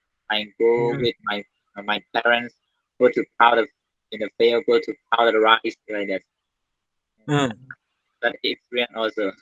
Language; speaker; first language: English; non-native, learner; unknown